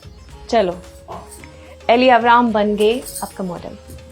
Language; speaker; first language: Hindi; native; Hindi